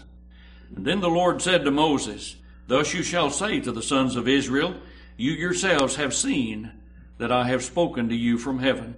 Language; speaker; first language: English; native; English